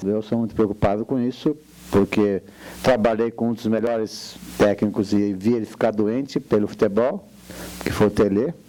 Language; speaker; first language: Portuguese; native; Portuguese